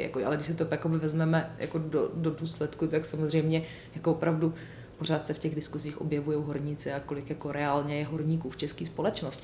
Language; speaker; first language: Czech; native; Czech